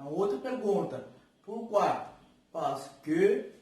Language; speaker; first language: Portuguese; non-native, fluent; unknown